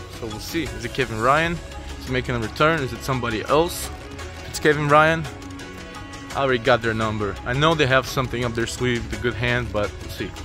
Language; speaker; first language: English; non-native, fluent; Bulgarian